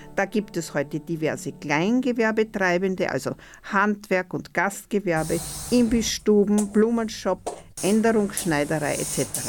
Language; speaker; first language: German; native; German